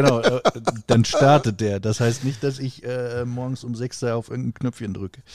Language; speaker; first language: German; native; German